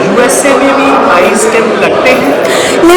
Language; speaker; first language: Hindi; non-native, local second language; Punjabi